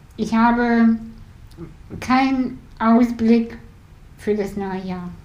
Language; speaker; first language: German; early bilingual, other home language; Russian